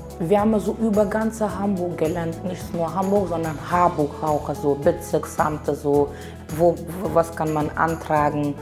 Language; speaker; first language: German; non-native, learner; Portuguese